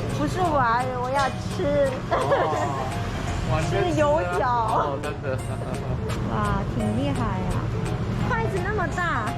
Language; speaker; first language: Chinese; non-native, learner; Korean